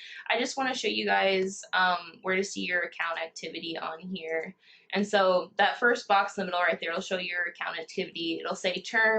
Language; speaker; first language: English; native; English